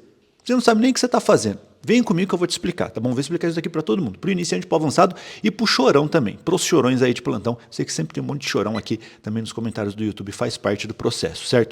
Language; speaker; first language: Portuguese; native; Portuguese